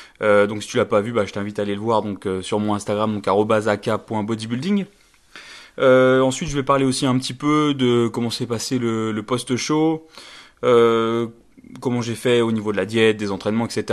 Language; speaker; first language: French; native; French